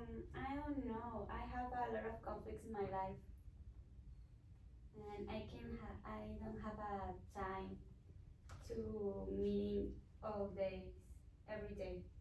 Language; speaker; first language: English; non-native, learner; Spanish